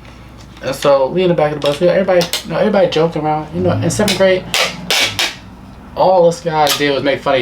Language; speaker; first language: English; native; English